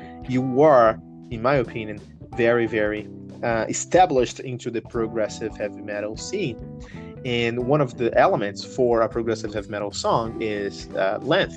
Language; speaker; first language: English; non-native, fluent; Portuguese